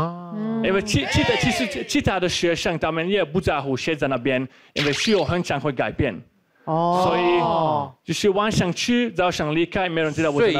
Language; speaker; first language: Chinese; non-native, fluent; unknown